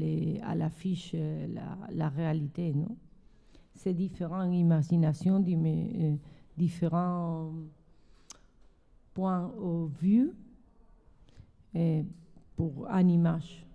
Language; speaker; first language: French; non-native, learner; Spanish